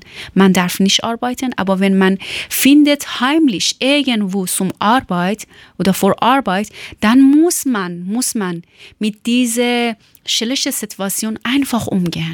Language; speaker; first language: German; non-native, learner; Persian